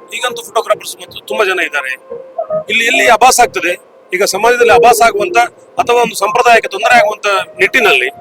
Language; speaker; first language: Kannada; non-native, local second language; Tulu